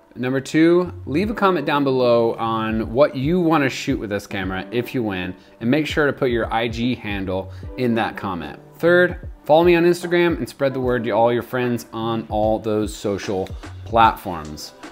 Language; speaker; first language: English; native; English